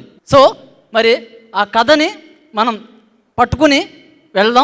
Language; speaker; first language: Telugu; native; Telugu